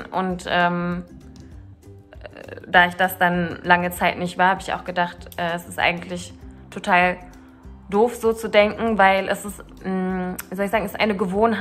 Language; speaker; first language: German; early bilingual, other home language; Turkish